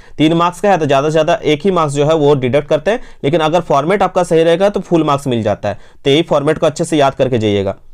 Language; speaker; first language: Hindi; native; Hindi